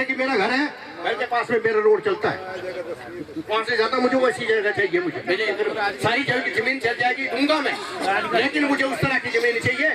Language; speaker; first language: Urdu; non-native, local second language; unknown